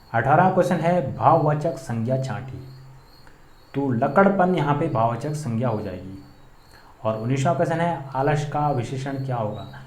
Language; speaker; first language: Hindi; native; Hindi